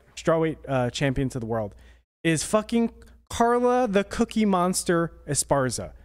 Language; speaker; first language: English; native; English